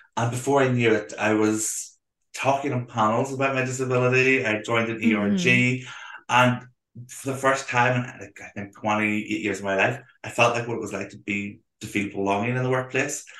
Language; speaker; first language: English; native; English